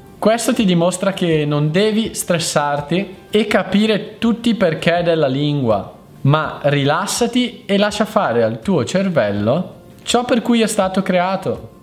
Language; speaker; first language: Italian; native; Italian